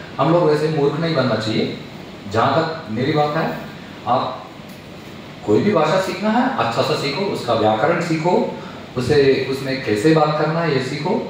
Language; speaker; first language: Hindi; non-native, local second language; Telugu